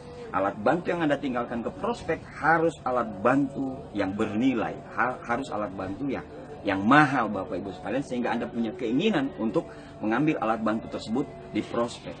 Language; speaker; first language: Indonesian; native; Indonesian